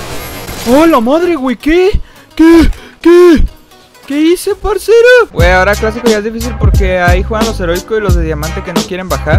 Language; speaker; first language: Spanish; native; Spanish